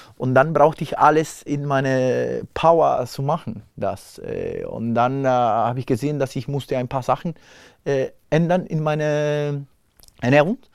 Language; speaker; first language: German; non-native, fluent; Spanish